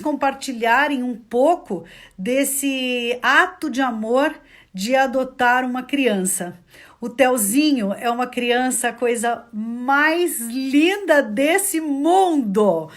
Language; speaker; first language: Portuguese; native; Portuguese